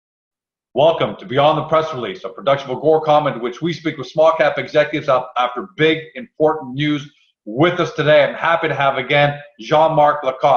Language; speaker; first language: English; native; English